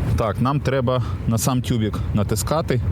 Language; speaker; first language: Ukrainian; native; Ukrainian